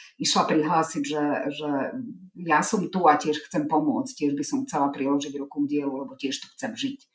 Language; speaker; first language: Slovak; non-native, local second language; Hungarian